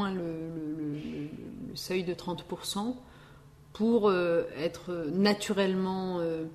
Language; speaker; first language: French; early bilingual, other home language; Riffian